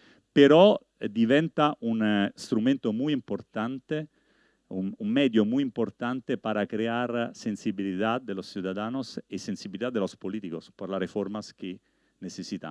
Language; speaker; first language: Spanish; non-native, learner; Italian